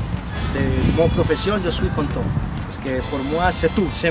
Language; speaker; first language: French; non-native, fluent; Spanish